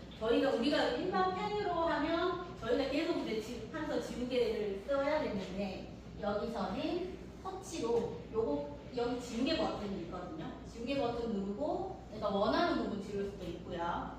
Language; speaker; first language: Korean; native; Korean